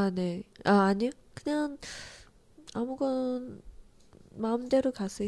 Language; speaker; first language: Korean; non-native, learner; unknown